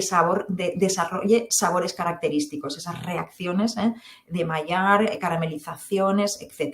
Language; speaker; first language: Spanish; native; Spanish